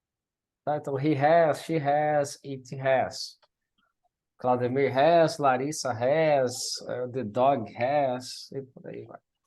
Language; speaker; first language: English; non-native, fluent; Portuguese